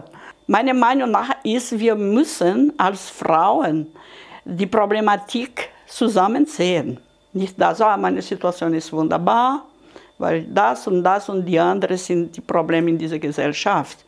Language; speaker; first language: German; non-native, fluent; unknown